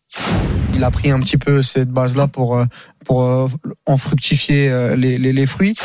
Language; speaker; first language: French; native; French